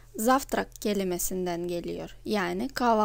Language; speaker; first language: Turkish; non-native, fluent; Russian